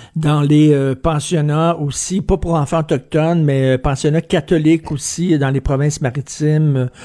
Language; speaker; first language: French; native; French